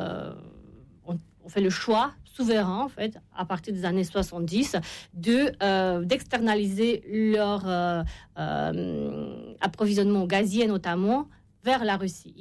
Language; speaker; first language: French; non-native, fluent; Romanian